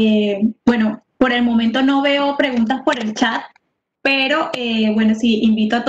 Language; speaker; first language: Spanish; native; Spanish